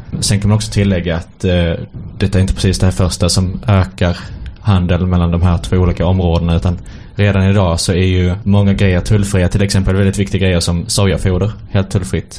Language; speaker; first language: Swedish; native; Swedish